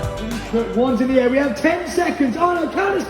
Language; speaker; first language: English; native; English